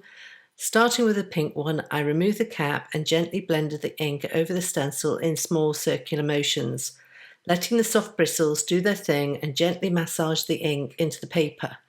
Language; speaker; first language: English; native; English